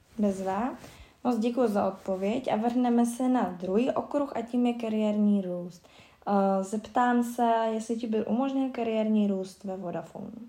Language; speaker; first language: Czech; native; Czech